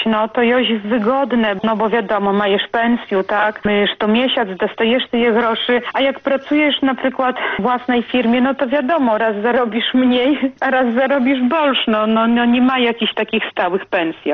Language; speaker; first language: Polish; non-native, local second language; Belarusian